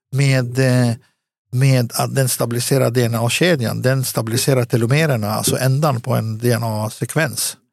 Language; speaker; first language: Swedish; early bilingual, other home language; Arabic